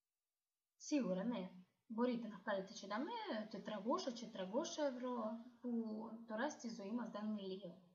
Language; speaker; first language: Greek; non-native, learner; Russian